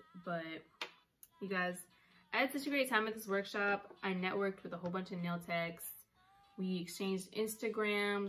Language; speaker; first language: English; native; English